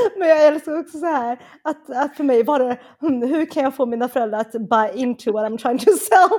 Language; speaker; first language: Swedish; early bilingual, other home language; Chinese